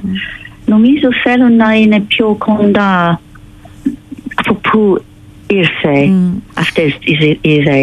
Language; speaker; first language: Greek; non-native, learner; English